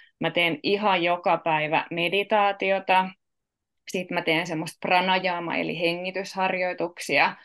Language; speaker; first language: Finnish; native; Finnish